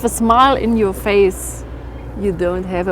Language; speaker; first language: English; non-native, learner; German